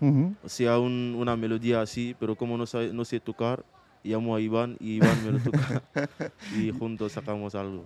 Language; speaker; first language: Spanish; non-native, fluent; Mandingo